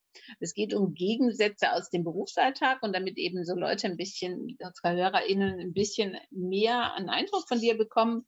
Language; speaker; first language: German; native; German